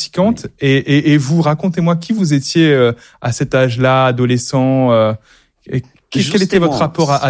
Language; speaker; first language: French; native; French